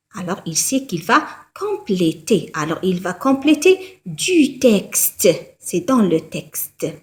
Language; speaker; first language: French; non-native, local second language; Arabic